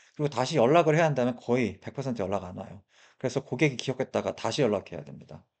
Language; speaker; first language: Korean; early bilingual, heritage; Korean